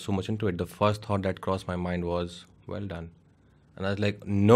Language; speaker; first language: English; non-native, local second language; Hindi